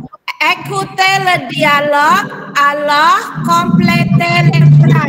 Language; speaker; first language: French; non-native, fluent; Indonesian